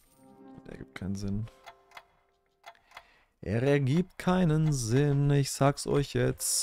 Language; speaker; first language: German; native; German